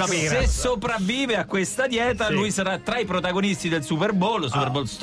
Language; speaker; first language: Italian; native; Italian